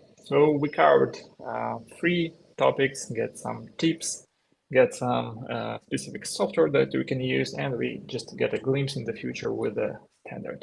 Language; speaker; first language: English; non-native, fluent; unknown